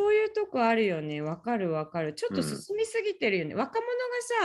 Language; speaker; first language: Japanese; native; Japanese